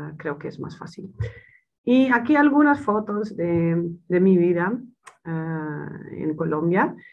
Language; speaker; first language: Spanish; non-native, fluent; Dutch